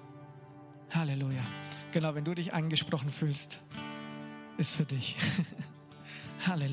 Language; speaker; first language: German; native; German